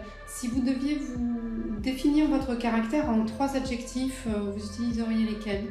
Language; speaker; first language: French; native; French